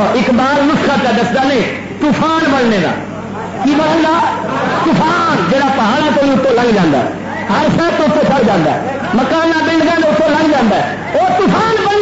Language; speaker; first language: Urdu; native; Urdu